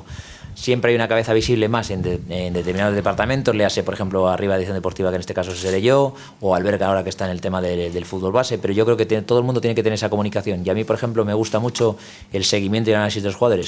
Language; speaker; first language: Spanish; native; Spanish